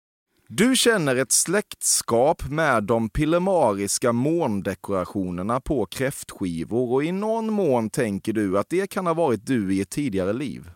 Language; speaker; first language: Swedish; native; Swedish